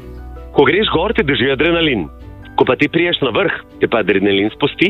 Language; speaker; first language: Slovenian; native; Slovenian